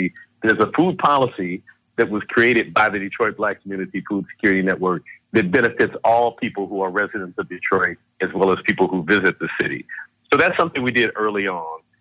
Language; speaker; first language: English; native; English